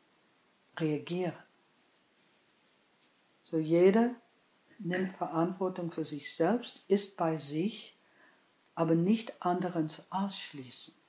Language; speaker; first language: German; non-native, fluent; English